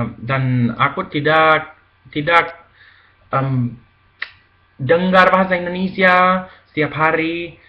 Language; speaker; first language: Indonesian; non-native, learner; Spanish